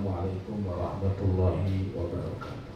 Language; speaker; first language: Indonesian; native; Indonesian